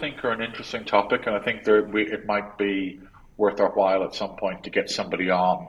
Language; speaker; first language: English; native; English